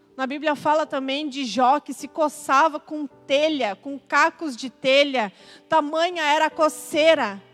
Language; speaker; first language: Portuguese; native; Portuguese